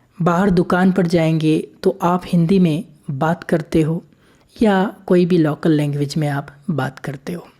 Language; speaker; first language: Hindi; native; Hindi